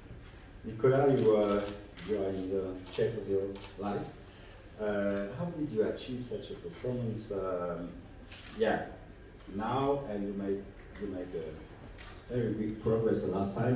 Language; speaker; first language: English; non-native, fluent; French